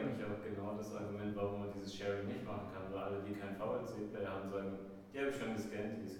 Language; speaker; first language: German; native; German